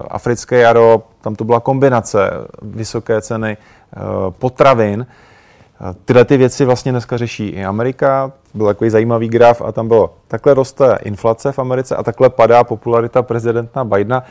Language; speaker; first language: Czech; native; Czech